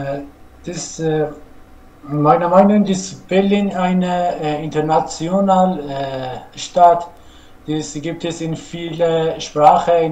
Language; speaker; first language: German; non-native, learner; Persian